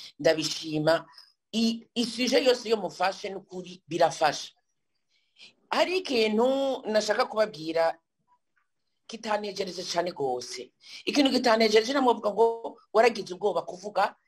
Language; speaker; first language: Rundi; early bilingual, heritage; Rundi